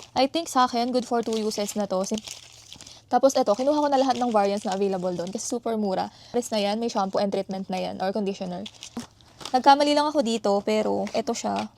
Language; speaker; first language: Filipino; native; Filipino